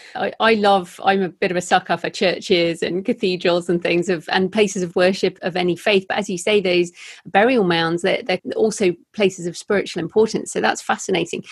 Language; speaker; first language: English; native; English